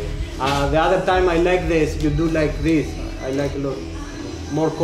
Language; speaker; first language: English; non-native, learner; Greek